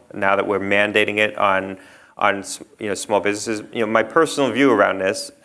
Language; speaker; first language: English; native; English